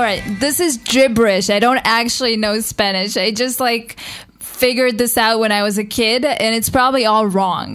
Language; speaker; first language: English; non-native, fluent; Hebrew